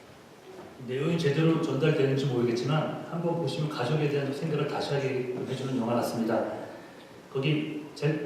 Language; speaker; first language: Korean; native; Korean